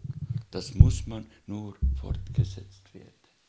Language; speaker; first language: German; non-native, learner; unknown